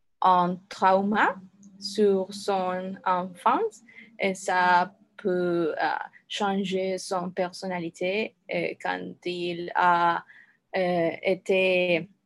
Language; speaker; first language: French; non-native, learner; Spanish